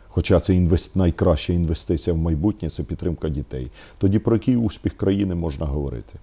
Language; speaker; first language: Ukrainian; native; Ukrainian